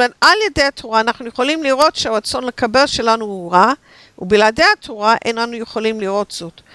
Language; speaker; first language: Hebrew; non-native, fluent; English